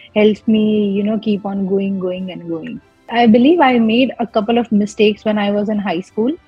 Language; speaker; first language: English; non-native, local second language; Gujarati